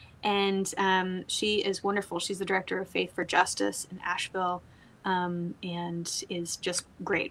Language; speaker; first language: English; native; English